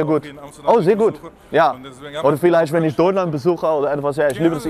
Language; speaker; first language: German; non-native, learner; Dutch